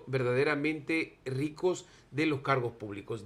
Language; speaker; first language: Spanish; native; Spanish